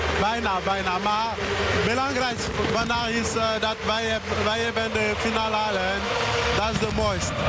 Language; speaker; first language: Dutch; non-native, learner; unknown